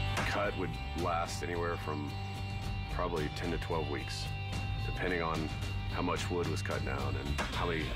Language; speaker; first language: English; native; English